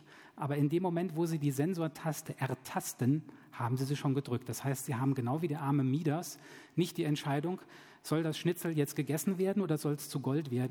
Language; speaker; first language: German; native; German